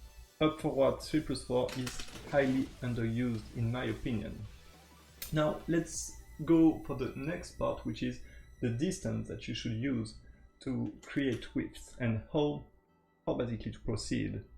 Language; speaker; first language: English; non-native, fluent; French